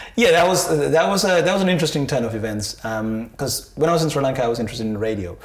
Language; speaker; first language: English; non-native, local second language; Sinhala